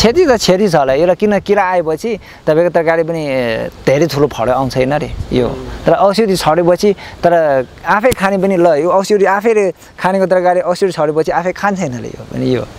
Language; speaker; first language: Nepali; non-native, learner; Chinese